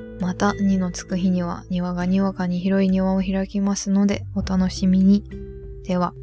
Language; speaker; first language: Japanese; native; Japanese